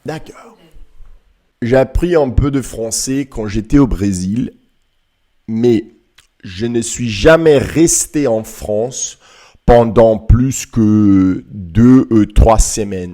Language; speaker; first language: French; non-native, learner; Portuguese